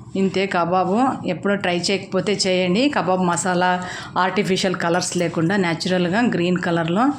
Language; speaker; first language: Telugu; native; Telugu